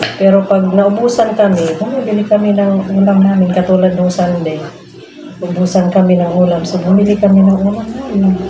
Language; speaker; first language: Filipino; non-native, local second language; Cebuano